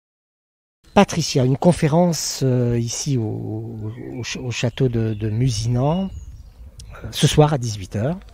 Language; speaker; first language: French; native; French